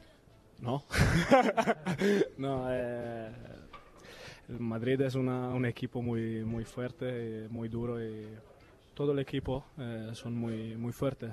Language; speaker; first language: Spanish; non-native, learner; Italian